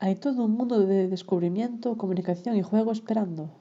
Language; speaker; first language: Spanish; non-native, local second language; Galician